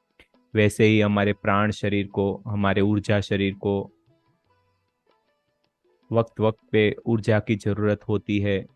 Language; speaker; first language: Hindi; native; Hindi